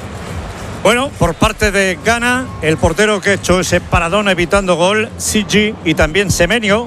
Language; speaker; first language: Spanish; native; Spanish